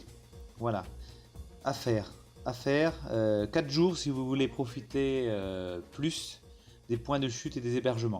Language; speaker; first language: French; native; French